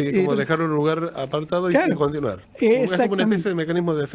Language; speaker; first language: Spanish; native; Spanish